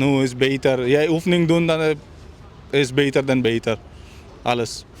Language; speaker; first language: Dutch; non-native, learner; Urdu